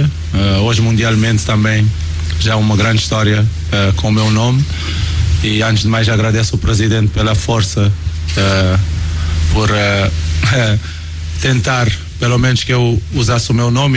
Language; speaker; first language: Portuguese; non-native, local second language; Kabuverdianu